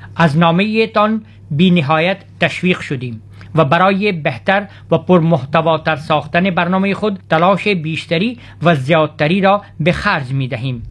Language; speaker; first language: Persian; non-native, fluent; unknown